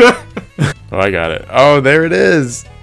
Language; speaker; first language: English; native; English